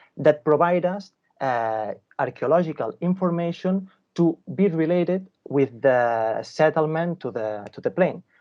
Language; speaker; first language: English; non-native, fluent; Catalan